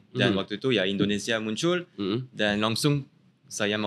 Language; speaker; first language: Indonesian; non-native, fluent; French